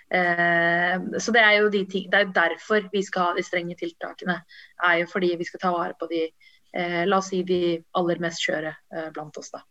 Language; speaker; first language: Norwegian; early bilingual, other home language; Tamil